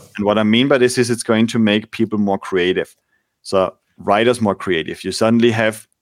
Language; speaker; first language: English; non-native, fluent; German